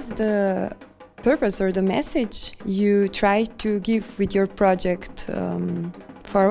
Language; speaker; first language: English; non-native, fluent; Slovenian